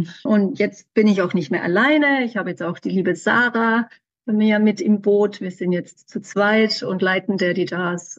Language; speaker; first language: German; native; German